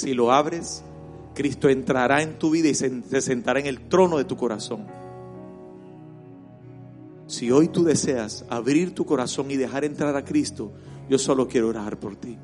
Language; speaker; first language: Spanish; native; Spanish